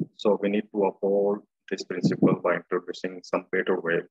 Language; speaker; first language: English; non-native, local second language; Gujarati